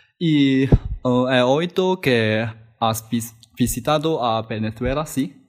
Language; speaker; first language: Spanish; non-native, learner; Chinese